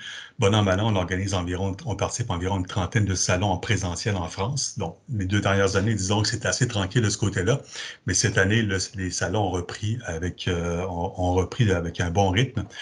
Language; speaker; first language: French; native; French